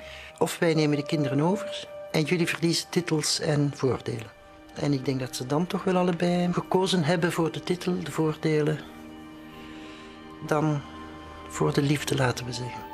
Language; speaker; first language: Dutch; native; Dutch